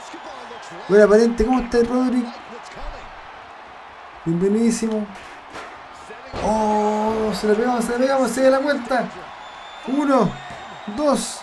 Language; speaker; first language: Spanish; native; Spanish